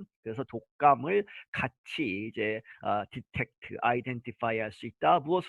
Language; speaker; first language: Korean; native; Korean